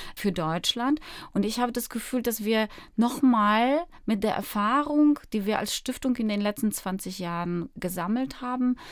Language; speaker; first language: German; early bilingual, other home language; Polish